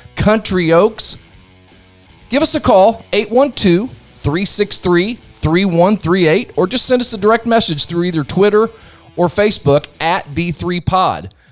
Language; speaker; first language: English; native; English